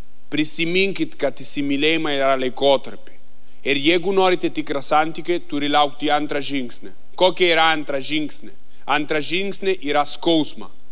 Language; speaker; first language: Lithuanian; non-native, fluent; Italian